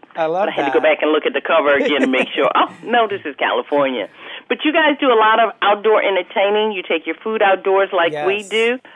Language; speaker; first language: English; native; English